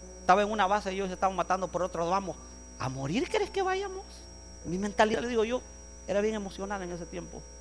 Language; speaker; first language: Spanish; native; Spanish